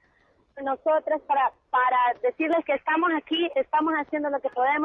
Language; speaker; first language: Spanish; native; Spanish